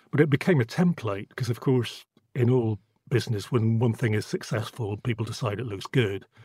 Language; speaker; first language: English; native; English